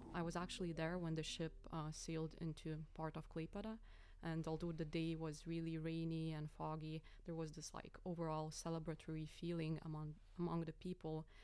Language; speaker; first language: English; non-native, fluent; Lithuanian